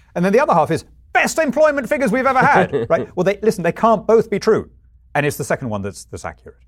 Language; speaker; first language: English; native; English